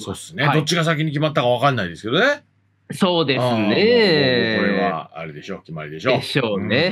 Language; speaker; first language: Japanese; native; Japanese